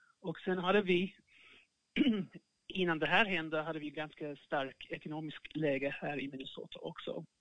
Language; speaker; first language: Swedish; non-native, fluent; English